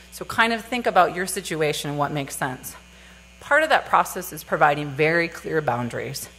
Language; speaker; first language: English; native; English